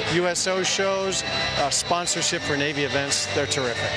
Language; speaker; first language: English; native; English